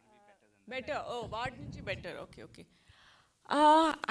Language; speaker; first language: Telugu; non-native, fluent; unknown